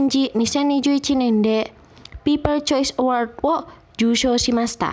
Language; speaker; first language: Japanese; non-native, fluent; Indonesian